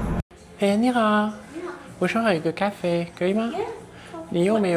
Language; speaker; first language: Chinese; non-native, learner; French